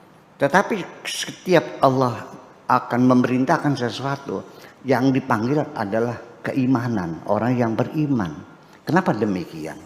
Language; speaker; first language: Indonesian; native; Indonesian